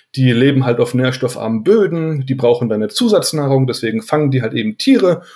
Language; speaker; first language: German; native; German